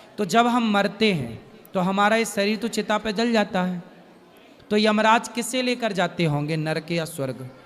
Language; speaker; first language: Hindi; native; Hindi